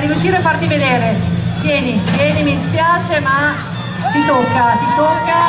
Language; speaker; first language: Italian; native; Italian